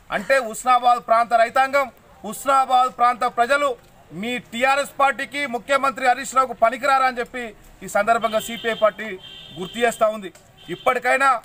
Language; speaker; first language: Telugu; native; Telugu